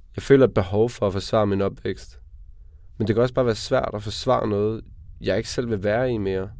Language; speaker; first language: Danish; native; Danish